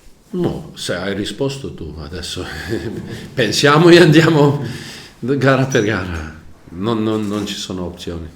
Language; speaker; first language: Italian; non-native, learner; Croatian